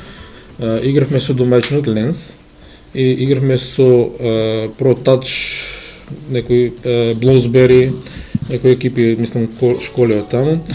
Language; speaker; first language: Macedonian; native; Macedonian